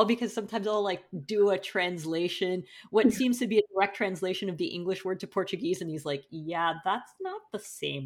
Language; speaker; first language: English; non-native, fluent; Portuguese